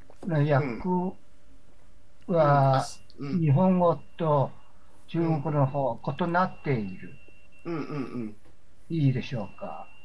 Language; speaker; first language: Japanese; non-native, fluent; Chinese